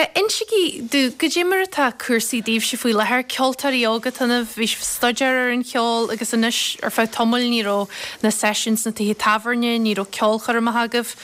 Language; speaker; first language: Irish; native; Irish